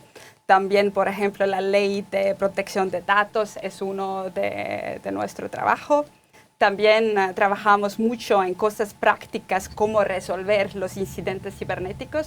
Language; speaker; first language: Spanish; non-native, fluent; Estonian